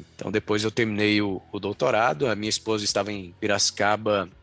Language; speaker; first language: Portuguese; native; Portuguese